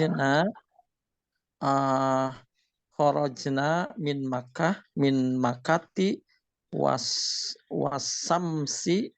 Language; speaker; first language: Arabic; non-native, learner; Indonesian